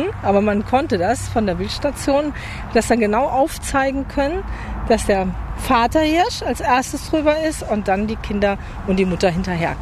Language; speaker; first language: German; native; German